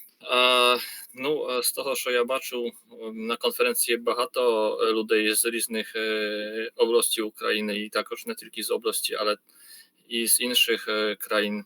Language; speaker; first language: Polish; non-native, learner; Ukrainian